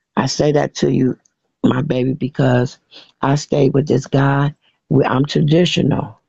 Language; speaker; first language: English; native; English